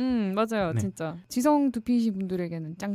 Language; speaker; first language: Korean; native; Korean